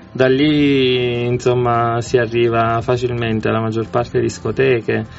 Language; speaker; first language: Italian; native; Italian